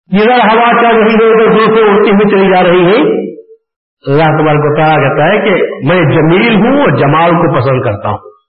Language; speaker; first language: Urdu; native; Urdu